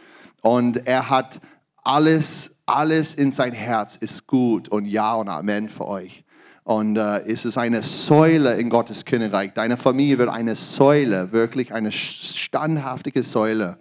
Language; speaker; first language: German; non-native, learner; English